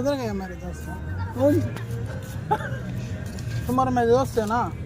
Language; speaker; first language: Hindi; non-native, local second language; Telugu